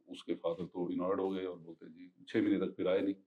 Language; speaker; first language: Hindi; native; Hindi